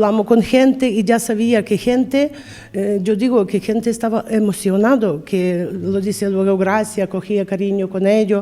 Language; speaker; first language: Spanish; non-native, learner; Ukrainian